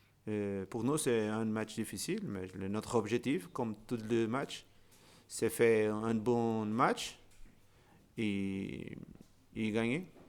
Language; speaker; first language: French; non-native, fluent; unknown